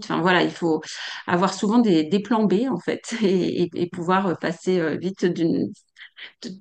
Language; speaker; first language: French; native; French